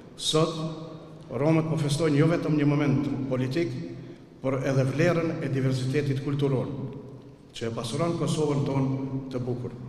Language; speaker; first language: Albanian; non-native, local second language; Romany